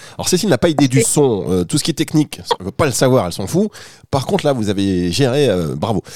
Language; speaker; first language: French; native; French